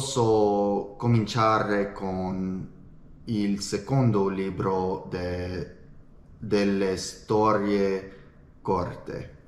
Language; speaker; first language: Italian; non-native, learner; English